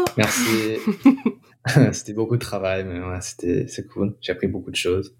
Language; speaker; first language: French; non-native, fluent; English